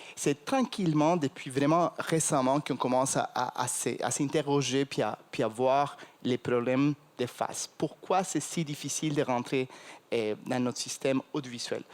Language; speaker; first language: French; non-native, fluent; Spanish